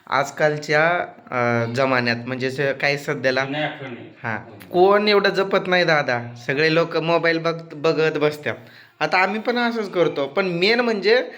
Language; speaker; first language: Marathi; native; Marathi